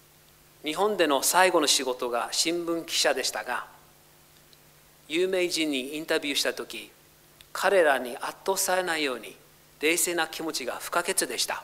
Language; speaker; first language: Japanese; non-native, fluent; English